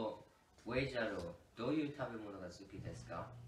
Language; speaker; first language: Japanese; non-native, learner; English